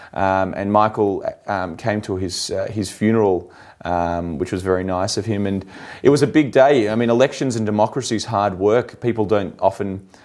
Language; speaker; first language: English; native; English